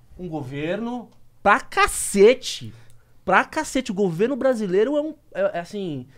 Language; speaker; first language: Portuguese; native; Portuguese